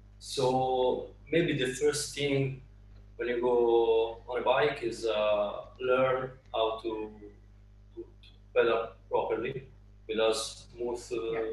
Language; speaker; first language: English; non-native, learner; Italian